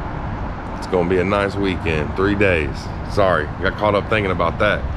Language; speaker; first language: English; native; English